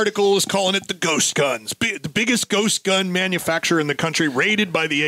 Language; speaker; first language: English; native; English